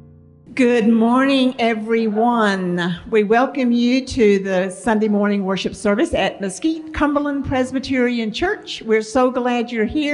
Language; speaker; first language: English; native; English